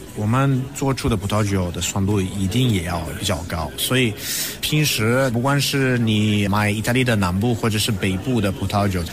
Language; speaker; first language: Chinese; non-native, fluent; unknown